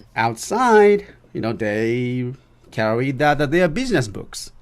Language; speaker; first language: English; non-native, learner; Japanese